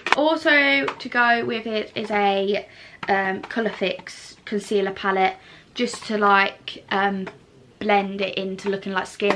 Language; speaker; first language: English; native; English